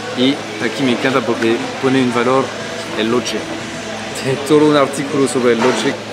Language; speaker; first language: Spanish; non-native, fluent; French